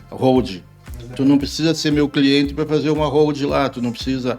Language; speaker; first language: Portuguese; native; Portuguese